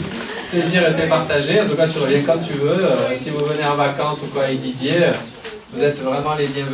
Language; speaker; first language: French; native; French